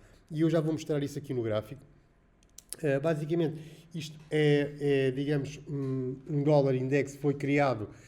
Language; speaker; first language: Portuguese; native; Portuguese